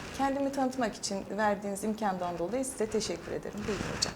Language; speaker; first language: Turkish; native; Turkish